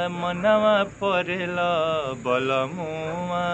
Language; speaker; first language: Hindi; native; Hindi